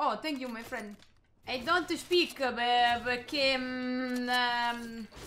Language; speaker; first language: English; non-native, learner; Italian